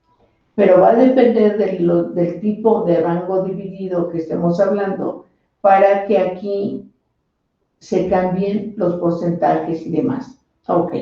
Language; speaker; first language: Spanish; native; Spanish